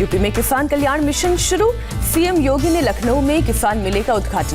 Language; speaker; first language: Hindi; native; Hindi